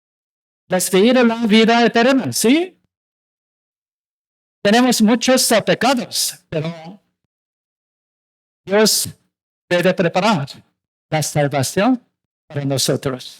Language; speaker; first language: Spanish; non-native, learner; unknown